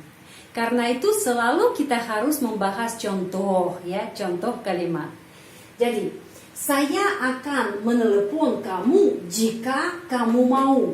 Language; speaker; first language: Indonesian; non-native, fluent; Russian